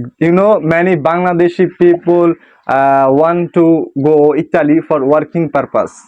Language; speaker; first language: English; non-native, learner; Bangla